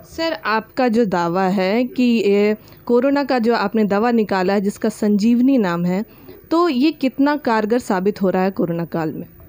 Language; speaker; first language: Hindi; native; Hindi